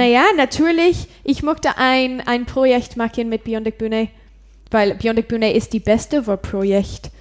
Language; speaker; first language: German; non-native, learner; English